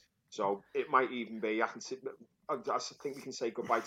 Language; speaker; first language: English; native; English